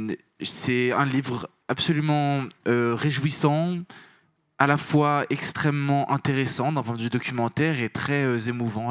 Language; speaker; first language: French; native; French